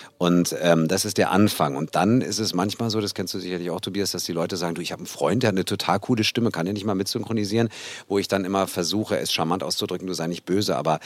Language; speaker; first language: German; native; German